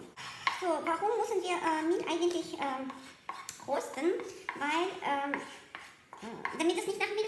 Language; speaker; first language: German; non-native, fluent; Russian